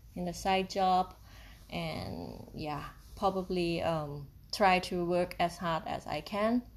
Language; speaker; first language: English; non-native, fluent; Thai